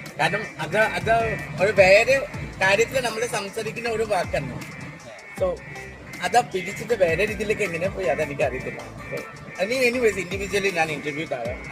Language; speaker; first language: Malayalam; non-native, fluent; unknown